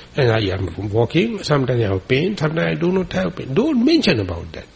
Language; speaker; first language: English; non-native, local second language; Sinhala